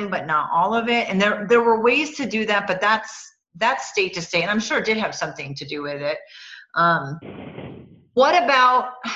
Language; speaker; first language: English; native; English